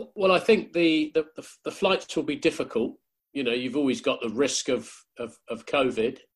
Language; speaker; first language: English; native; English